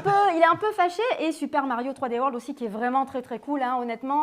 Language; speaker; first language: French; native; French